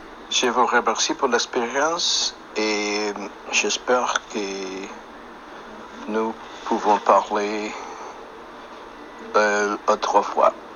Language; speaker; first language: French; non-native, learner; English